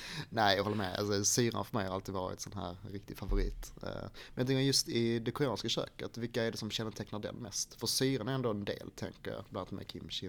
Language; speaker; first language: Swedish; native; Swedish